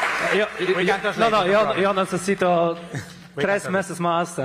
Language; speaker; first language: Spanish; non-native, learner; Polish